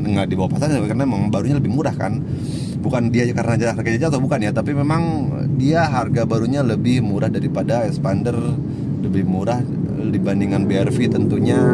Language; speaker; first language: Indonesian; native; Indonesian